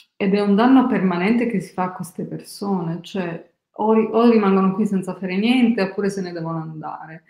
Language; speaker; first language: Italian; native; Italian